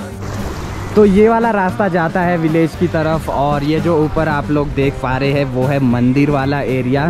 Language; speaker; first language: Hindi; non-native, local second language; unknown